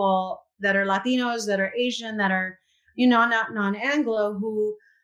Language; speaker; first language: English; native; English